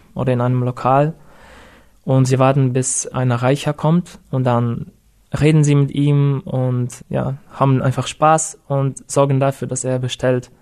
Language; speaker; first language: German; non-native, fluent; Russian